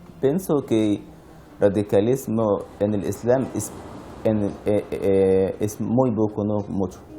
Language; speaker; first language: Spanish; non-native, learner; Arabic